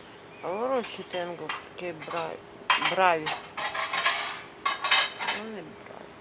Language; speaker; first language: Italian; non-native, learner; Bulgarian